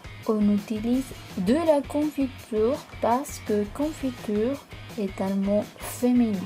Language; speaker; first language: French; non-native, fluent; Spanish